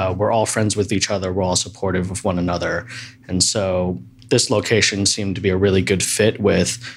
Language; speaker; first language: English; native; English